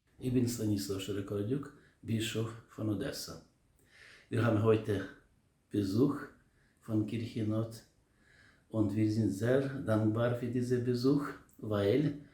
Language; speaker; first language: German; non-native, learner; Ukrainian